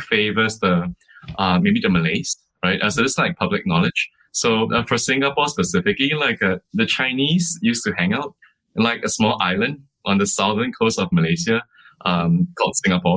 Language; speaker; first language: English; native; English